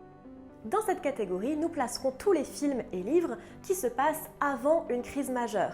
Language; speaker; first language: French; native; French